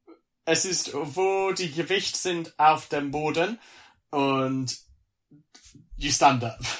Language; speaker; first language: German; non-native, learner; English